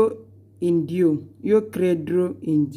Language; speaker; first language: Italian; non-native, learner; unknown